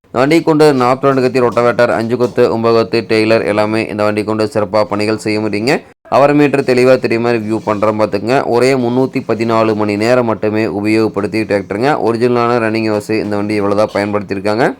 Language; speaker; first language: Tamil; native; Tamil